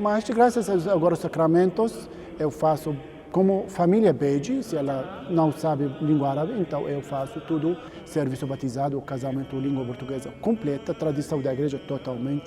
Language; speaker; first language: Portuguese; non-native, learner; Arabic